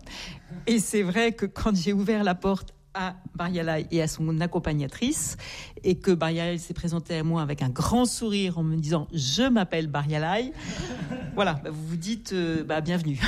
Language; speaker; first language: French; native; French